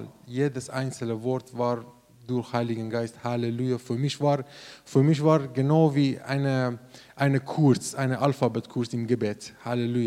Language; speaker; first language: German; non-native, learner; Persian